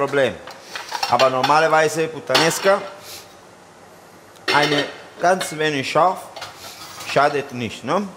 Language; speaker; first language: German; non-native, learner; Italian